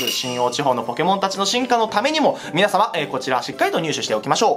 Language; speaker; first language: Japanese; native; Japanese